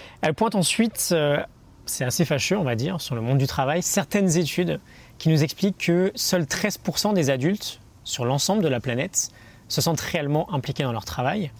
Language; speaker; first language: French; native; French